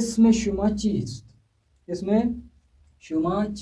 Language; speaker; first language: Persian; non-native, fluent; Urdu